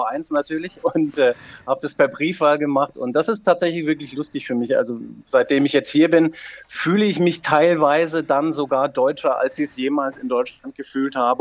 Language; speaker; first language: German; native; German